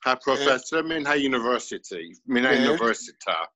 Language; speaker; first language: Hebrew; non-native, fluent; English